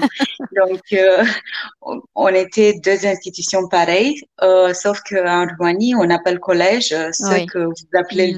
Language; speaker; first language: French; non-native, fluent; Romanian